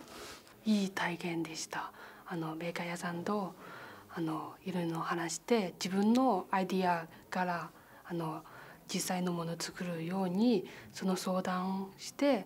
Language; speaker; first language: Japanese; non-native, fluent; Chinese